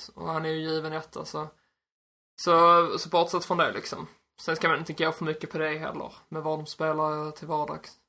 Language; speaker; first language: Swedish; native; Swedish